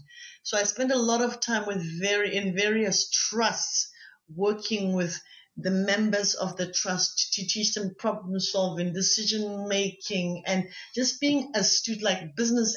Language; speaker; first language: English; non-native, local second language; Tswana